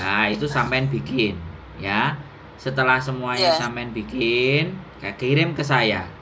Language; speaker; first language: Indonesian; non-native, local second language; Javanese